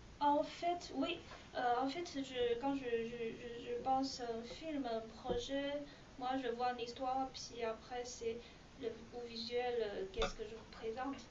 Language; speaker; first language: French; non-native, learner; Chinese